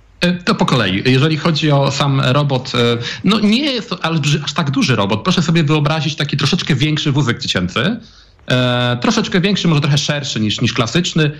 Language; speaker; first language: Polish; native; Polish